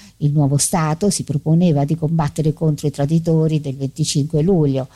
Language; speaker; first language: Italian; native; Italian